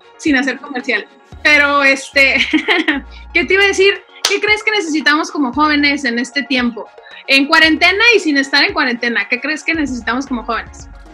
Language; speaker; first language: Spanish; native; Spanish